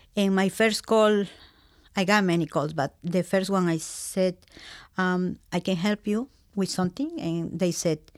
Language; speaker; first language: English; non-native, learner; Spanish